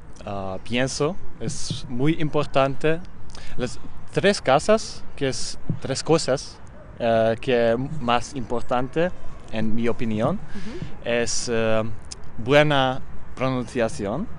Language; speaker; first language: Spanish; non-native, learner; Hungarian